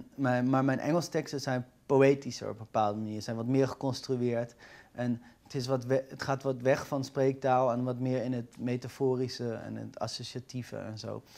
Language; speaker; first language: Dutch; native; Dutch